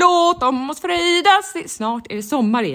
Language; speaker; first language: Swedish; native; Swedish